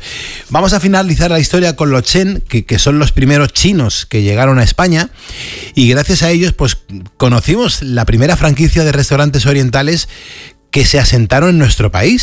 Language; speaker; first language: Spanish; native; Spanish